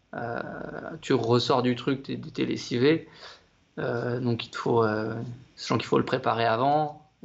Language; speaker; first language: French; native; French